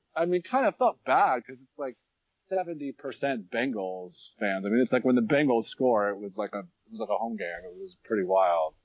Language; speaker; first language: English; native; English